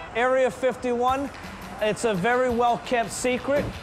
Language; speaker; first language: English; native; English